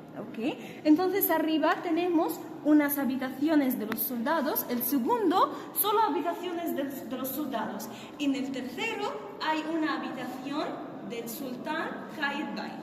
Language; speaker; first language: Spanish; non-native, fluent; Arabic